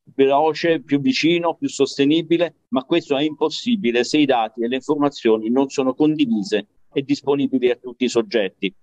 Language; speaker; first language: Italian; native; Italian